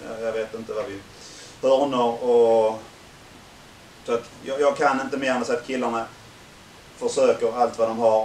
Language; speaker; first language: Swedish; native; Swedish